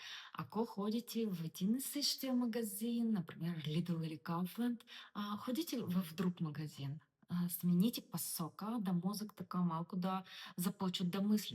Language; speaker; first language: Bulgarian; non-native, learner; Russian